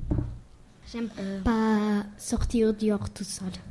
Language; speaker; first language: French; non-native, learner; Albanian